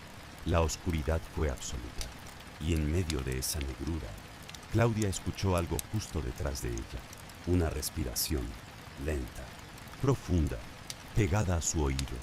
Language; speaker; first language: Spanish; native; Spanish